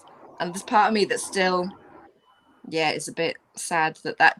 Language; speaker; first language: English; native; English